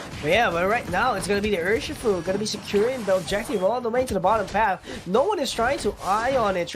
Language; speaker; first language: English; non-native, local second language; Filipino